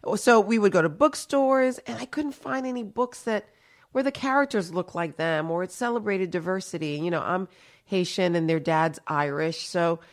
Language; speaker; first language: English; early bilingual, other home language; Haitian Creole